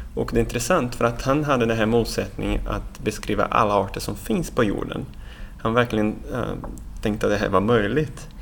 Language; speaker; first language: Swedish; non-native, fluent; Portuguese